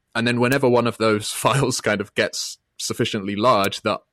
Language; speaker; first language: English; native; English